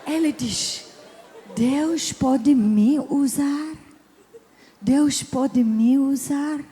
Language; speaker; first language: Portuguese; non-native, learner; English